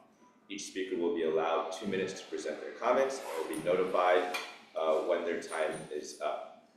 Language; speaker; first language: English; native; English